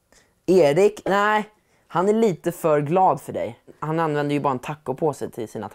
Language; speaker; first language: Swedish; native; Swedish